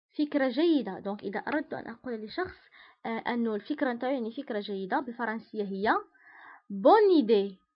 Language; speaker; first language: Arabic; native; Arabic